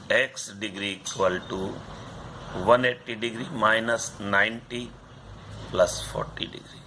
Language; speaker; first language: English; non-native, local second language; Hindi